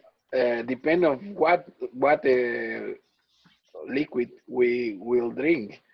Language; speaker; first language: English; non-native, learner; Spanish